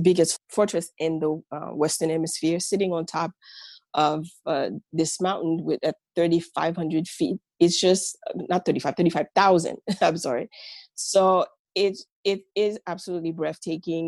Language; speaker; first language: English; non-native, fluent; Haitian Creole